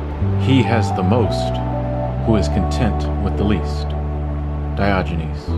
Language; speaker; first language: English; native; English